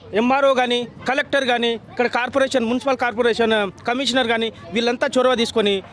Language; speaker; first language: Telugu; non-native, local second language; Lambadi